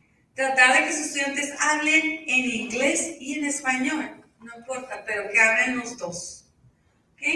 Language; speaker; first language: Spanish; early bilingual, heritage; Spanish